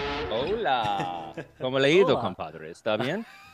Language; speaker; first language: Spanish; non-native, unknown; English